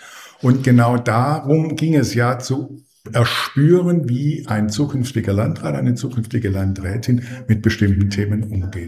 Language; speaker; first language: German; native; German